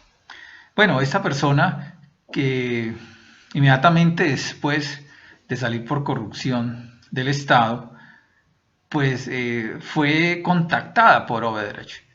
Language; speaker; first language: Spanish; native; Spanish